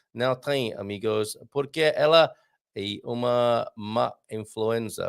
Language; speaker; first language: Portuguese; non-native, learner; English